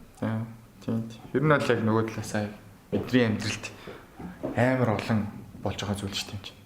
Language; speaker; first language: Mongolian; native; Mongolian